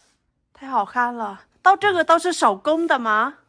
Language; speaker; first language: Chinese; non-native, learner; Vietnamese